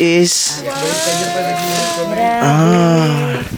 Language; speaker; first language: English; non-native, local second language; Filipino